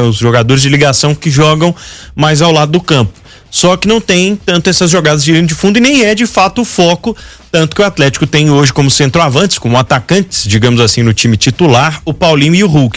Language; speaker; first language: Portuguese; native; Portuguese